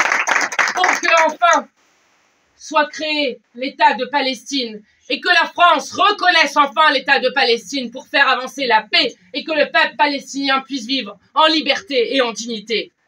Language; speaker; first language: French; native; French